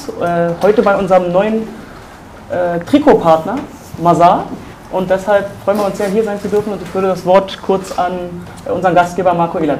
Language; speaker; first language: German; native; German